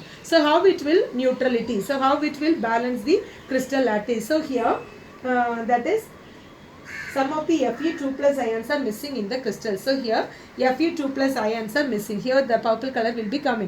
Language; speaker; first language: English; non-native, local second language; Tamil